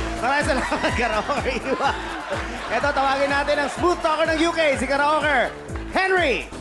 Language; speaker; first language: Filipino; native; Filipino